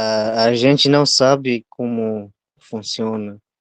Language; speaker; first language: Portuguese; non-native, local second language; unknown